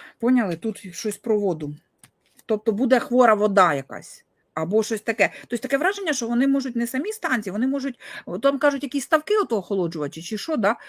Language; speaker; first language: Ukrainian; non-native, local second language; Russian